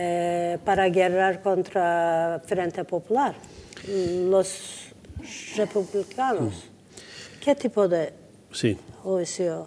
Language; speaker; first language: Spanish; non-native, learner; Turkish